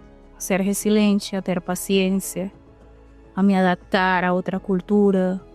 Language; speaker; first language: Portuguese; non-native, fluent; Spanish